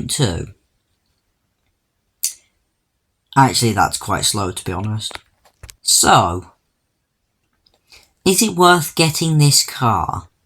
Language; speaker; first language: English; native; English